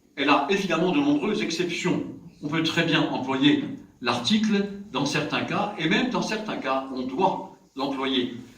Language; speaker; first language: French; native; French